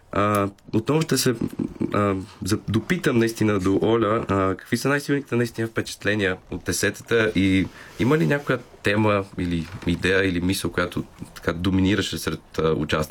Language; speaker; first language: Bulgarian; native; Bulgarian